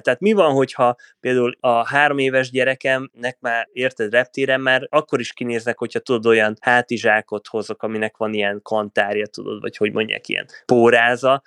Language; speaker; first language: Hungarian; native; Hungarian